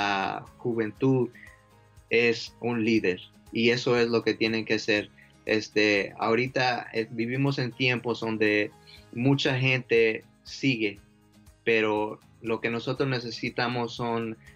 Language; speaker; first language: Spanish; early bilingual, heritage; Spanish